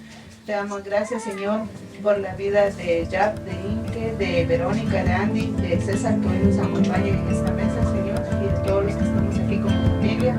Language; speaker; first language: Spanish; native; Spanish